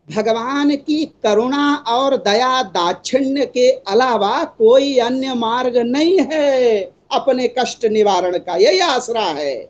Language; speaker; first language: Hindi; native; Hindi